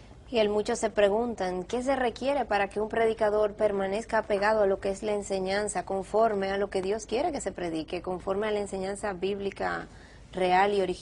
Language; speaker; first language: Spanish; native; Spanish